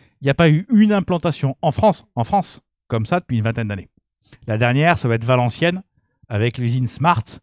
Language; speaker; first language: French; native; French